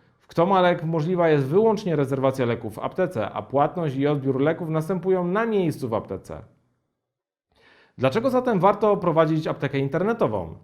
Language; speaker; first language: Polish; native; Polish